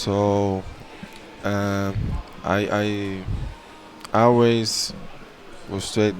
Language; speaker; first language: English; non-native, learner; Portuguese